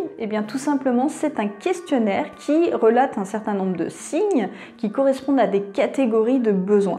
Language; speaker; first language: French; native; French